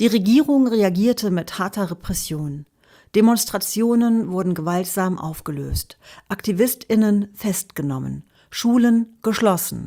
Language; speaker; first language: German; native; German